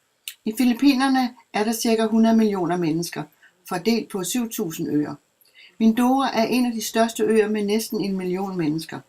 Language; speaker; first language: Danish; native; Danish